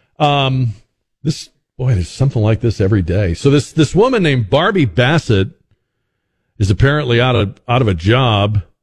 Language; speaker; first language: English; native; English